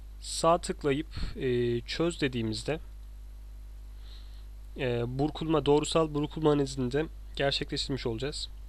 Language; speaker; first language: Turkish; native; Turkish